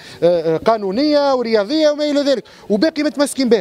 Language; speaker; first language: Arabic; native; Arabic